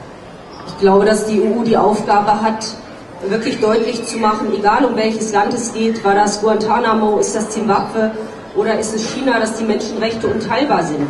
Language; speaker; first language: German; native; German